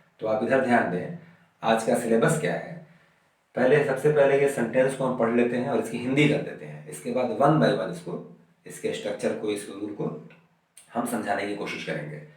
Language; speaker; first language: Hindi; native; Hindi